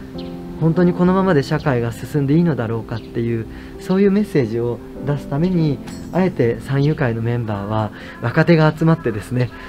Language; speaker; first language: Japanese; native; Japanese